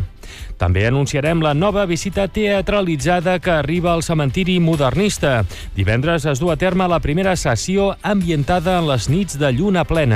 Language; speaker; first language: Catalan; native; Catalan